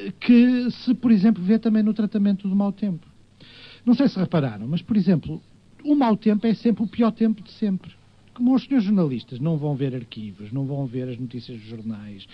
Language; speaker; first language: Portuguese; native; Portuguese